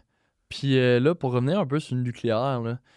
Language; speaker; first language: French; native; French